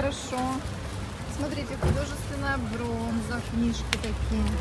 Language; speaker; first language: Russian; native; Russian